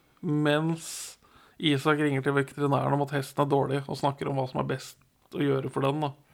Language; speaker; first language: Norwegian; native; Norwegian